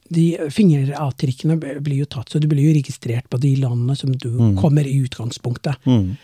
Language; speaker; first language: Norwegian; non-native, fluent; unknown